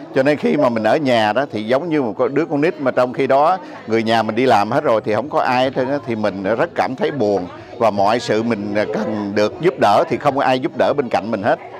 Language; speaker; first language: Vietnamese; native; Vietnamese